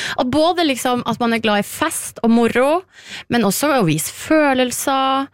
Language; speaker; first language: Norwegian; native; Norwegian